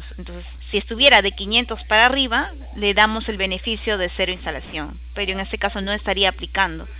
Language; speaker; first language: Spanish; native; Spanish